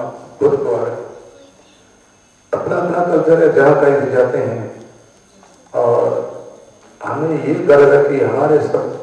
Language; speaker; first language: Hindi; native; Hindi